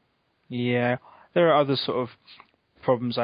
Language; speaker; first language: English; native; English